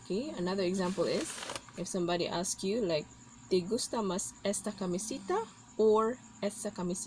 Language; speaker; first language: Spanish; non-native, learner; Cebuano